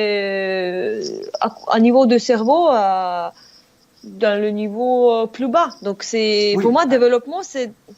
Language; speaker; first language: French; non-native, fluent; Russian